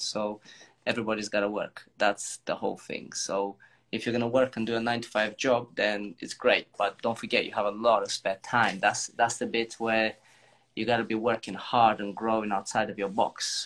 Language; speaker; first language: English; non-native, fluent; Romanian